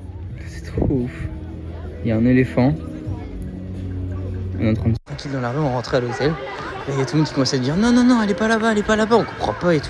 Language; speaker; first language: French; native; French